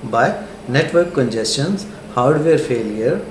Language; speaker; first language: English; non-native, local second language; Urdu